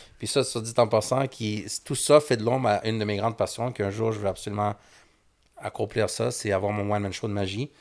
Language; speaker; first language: French; early bilingual, other home language; Spanish